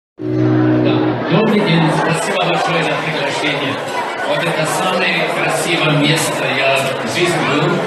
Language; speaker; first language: Russian; non-native, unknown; German